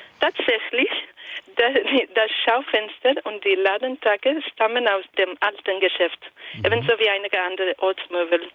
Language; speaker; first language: German; non-native, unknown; Italian